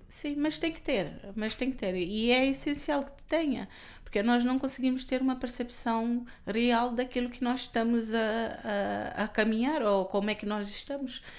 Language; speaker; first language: Portuguese; non-native, local second language; Kabuverdianu